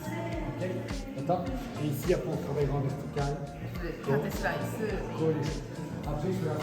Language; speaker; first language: French; native; French